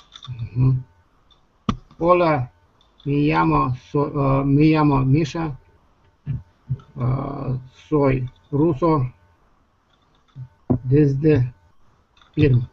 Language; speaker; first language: Spanish; non-native, learner; Russian